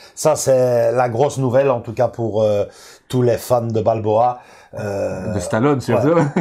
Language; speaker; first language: French; native; French